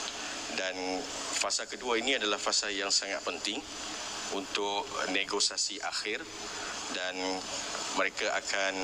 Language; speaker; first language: Malay; native; Malay